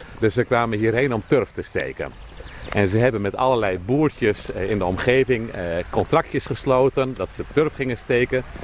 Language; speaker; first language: Dutch; native; Dutch